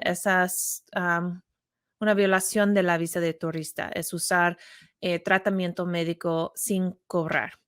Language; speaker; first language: Spanish; non-native, fluent; English